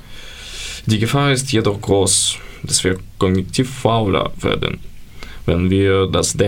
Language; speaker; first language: German; non-native, learner; Ukrainian